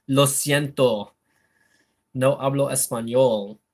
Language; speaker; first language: Spanish; non-native, learner; English